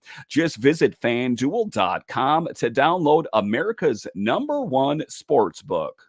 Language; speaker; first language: English; native; English